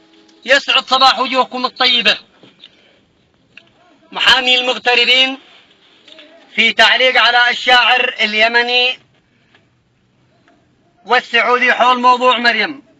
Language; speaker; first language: Arabic; native; Arabic